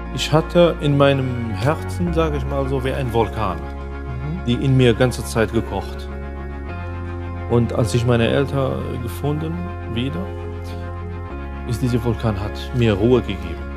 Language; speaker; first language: German; non-native, fluent; Arabic